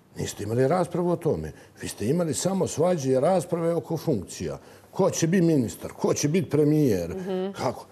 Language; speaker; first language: Serbian; native; Serbian